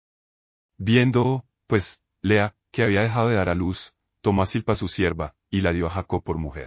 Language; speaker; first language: Spanish; native; Spanish